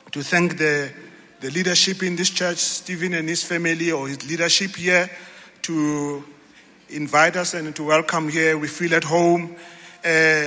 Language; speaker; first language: English; non-native, local second language; Zulu